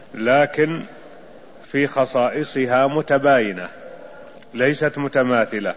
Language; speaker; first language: Arabic; native; Arabic